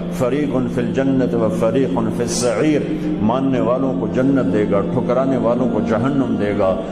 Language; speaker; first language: Urdu; non-native, local second language; Punjabi